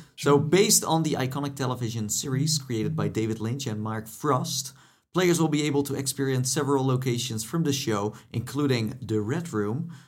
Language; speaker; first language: English; non-native, fluent; Dutch